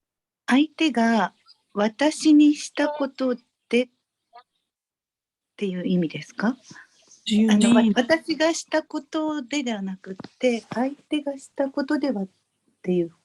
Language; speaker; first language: Japanese; native; Japanese